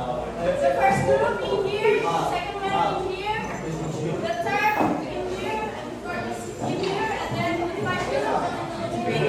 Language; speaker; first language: English; non-native, learner; Indonesian